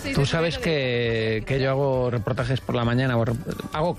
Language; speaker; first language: Spanish; native; Spanish